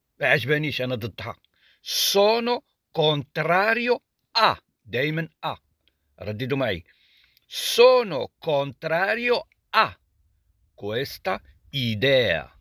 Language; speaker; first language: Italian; non-native, learner; Arabic